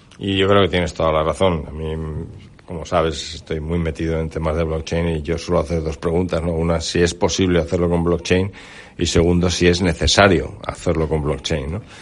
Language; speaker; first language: Spanish; native; Spanish